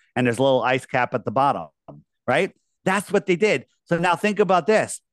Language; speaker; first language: English; native; English